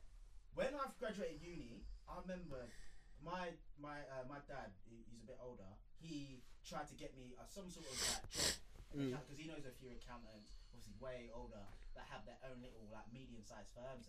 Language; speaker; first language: English; native; English